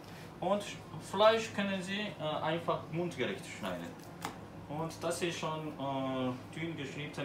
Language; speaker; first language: German; non-native, learner; Korean